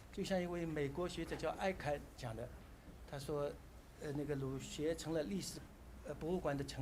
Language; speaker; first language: Chinese; native; Chinese